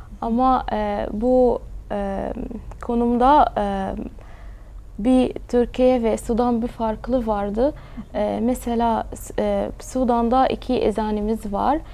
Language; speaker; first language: Turkish; early bilingual, other home language; Arabic